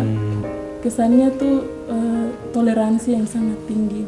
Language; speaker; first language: Indonesian; native; Indonesian